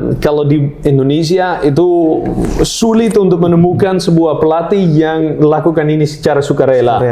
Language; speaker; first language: Indonesian; non-native, fluent; Dutch